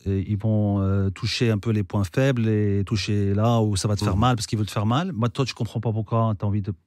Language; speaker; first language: French; non-native, local second language; Arabic